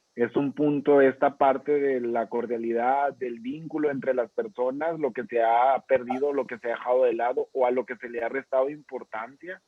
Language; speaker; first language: Spanish; native; Spanish